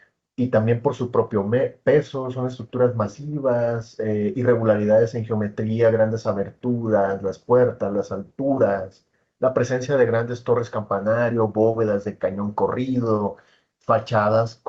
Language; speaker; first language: Spanish; native; Spanish